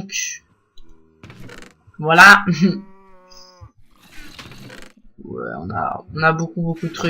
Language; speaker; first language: French; native; French